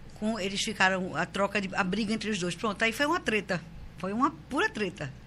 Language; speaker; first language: Portuguese; native; Portuguese